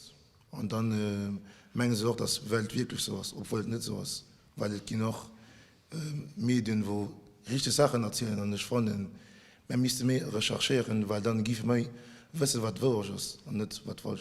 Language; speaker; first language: German; non-native, local second language; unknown